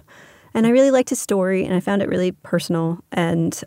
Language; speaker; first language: English; native; English